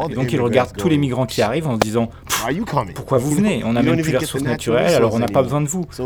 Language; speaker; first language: French; non-native, fluent; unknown